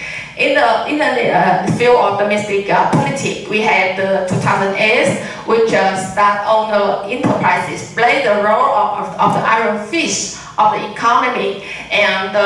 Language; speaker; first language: English; non-native, learner; Vietnamese